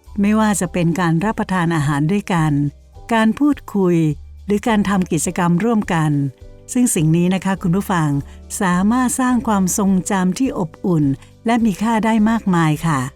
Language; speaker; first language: Thai; native; Thai